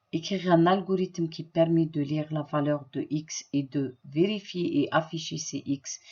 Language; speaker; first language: French; non-native, local second language; Arabic